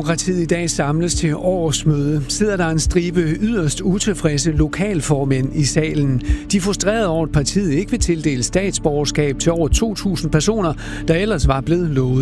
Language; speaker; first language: Danish; native; Danish